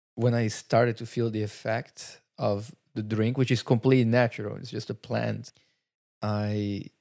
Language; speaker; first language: English; non-native, fluent; Portuguese